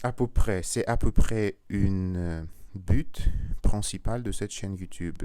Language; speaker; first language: French; non-native, learner; Russian